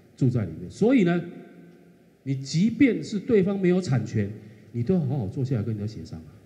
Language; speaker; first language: Chinese; native; Chinese